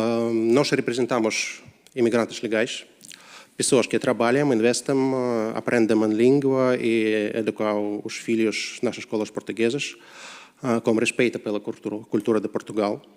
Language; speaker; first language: Portuguese; non-native, learner; Russian